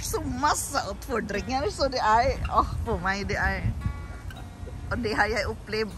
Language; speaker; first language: Norwegian; non-native, learner; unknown